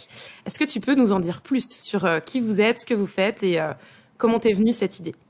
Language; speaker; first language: French; native; French